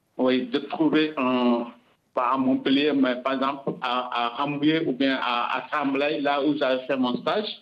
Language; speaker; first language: French; non-native, local second language; Wolof